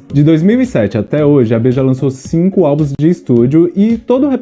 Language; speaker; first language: Portuguese; native; Portuguese